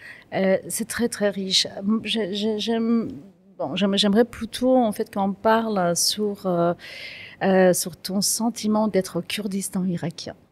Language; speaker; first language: French; non-native, fluent; Kurdish